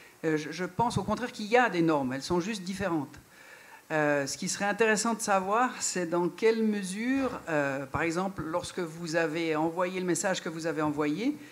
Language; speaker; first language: French; native; French